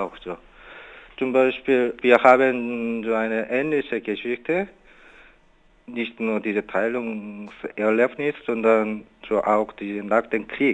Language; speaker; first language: German; non-native, learner; Korean